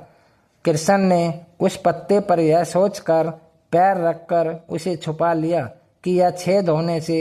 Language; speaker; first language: Hindi; native; Hindi